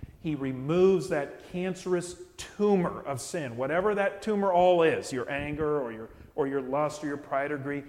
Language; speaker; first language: English; native; English